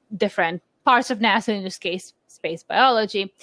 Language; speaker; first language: English; non-native, fluent; Lithuanian